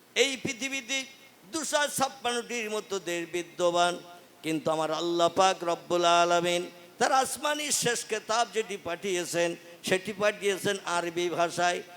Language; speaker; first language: Bangla; native; Bangla